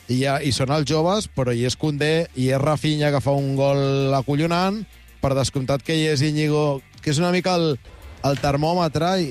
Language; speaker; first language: Catalan; native; Catalan